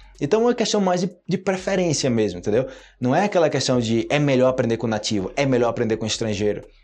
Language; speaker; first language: Portuguese; native; Portuguese